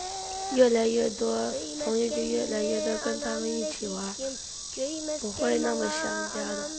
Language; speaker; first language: Chinese; non-native, local second language; Uyghur